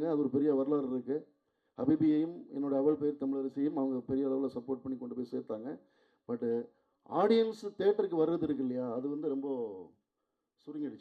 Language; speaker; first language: Tamil; native; Tamil